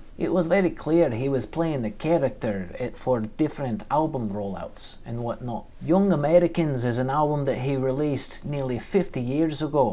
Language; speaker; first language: English; native; English